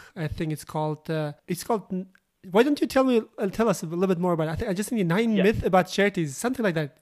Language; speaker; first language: English; non-native, fluent; Uzbek